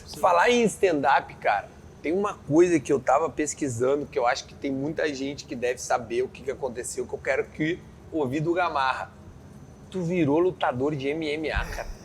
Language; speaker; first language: Portuguese; native; Portuguese